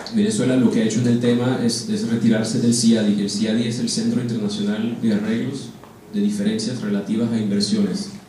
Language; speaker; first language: Spanish; non-native, fluent; French